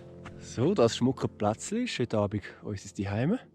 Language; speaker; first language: German; native; German